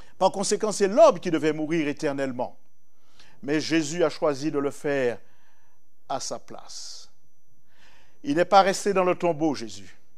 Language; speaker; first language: French; native; French